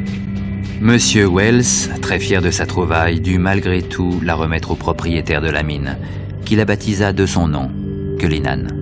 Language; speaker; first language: French; native; French